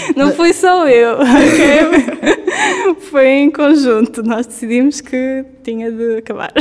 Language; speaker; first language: Portuguese; native; Portuguese